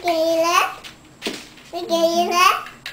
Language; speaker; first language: Chinese; early bilingual, heritage; Chinese